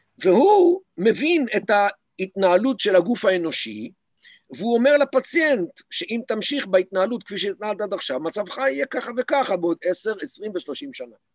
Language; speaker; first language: Hebrew; native; Hebrew